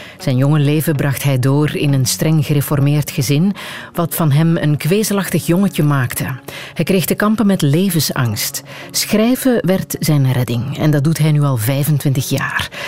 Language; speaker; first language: Dutch; native; Dutch